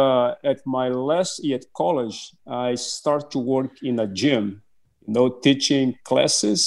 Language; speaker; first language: English; non-native, fluent; Portuguese